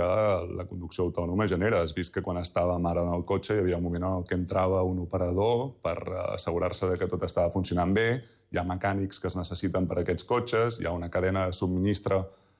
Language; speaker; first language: Catalan; native; Catalan